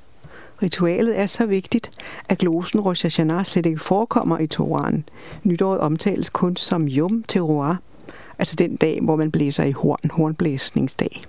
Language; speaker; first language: Danish; native; Danish